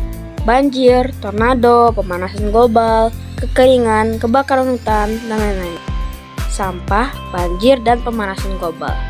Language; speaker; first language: Indonesian; native; Indonesian